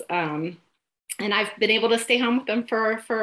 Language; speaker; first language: English; native; English